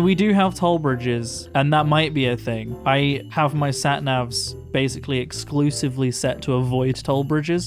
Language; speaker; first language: English; native; English